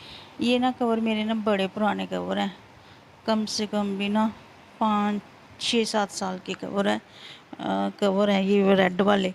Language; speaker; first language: Hindi; non-native, local second language; Punjabi